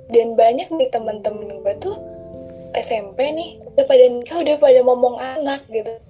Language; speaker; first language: Indonesian; non-native, local second language; Sundanese